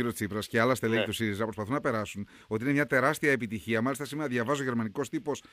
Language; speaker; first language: Greek; native; Greek